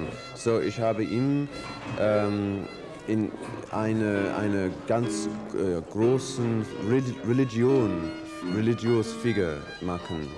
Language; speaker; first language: German; non-native, learner; English